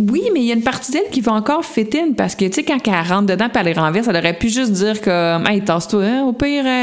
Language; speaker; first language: French; native; French